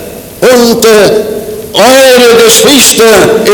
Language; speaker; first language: German; non-native, fluent; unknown